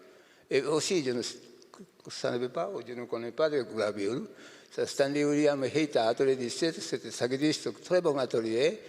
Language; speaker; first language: French; non-native, learner; Japanese